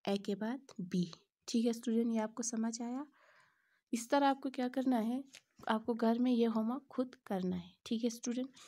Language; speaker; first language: Hindi; non-native, local second language; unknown